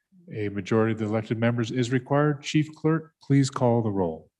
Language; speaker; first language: English; native; English